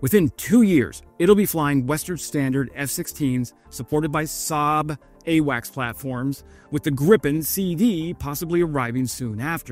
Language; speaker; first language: English; native; English